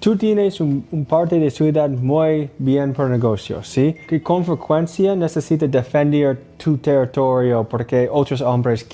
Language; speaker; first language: Spanish; non-native, learner; English